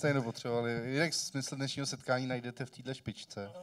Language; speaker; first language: Czech; native; Czech